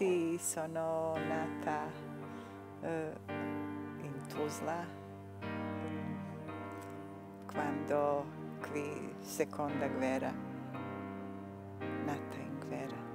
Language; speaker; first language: Italian; non-native, learner; Bosnian